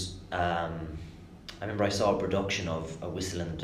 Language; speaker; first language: English; native; English